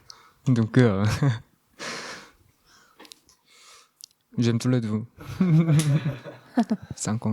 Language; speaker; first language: French; non-native, learner; Korean